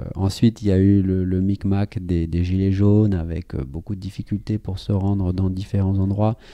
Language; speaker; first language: French; native; French